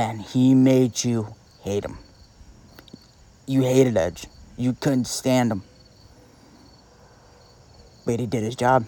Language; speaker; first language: English; native; English